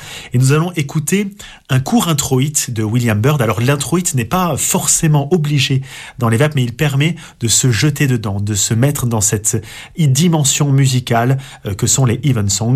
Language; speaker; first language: French; native; French